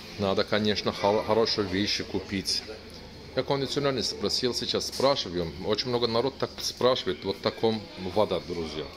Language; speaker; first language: Russian; non-native, learner; Turkish